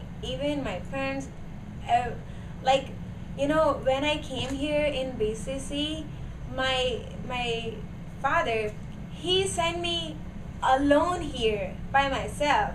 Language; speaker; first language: English; non-native, learner; Gujarati